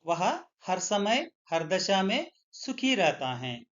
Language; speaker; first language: Hindi; non-native, local second language; Telugu